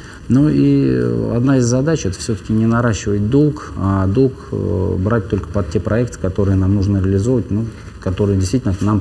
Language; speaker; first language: Russian; native; Russian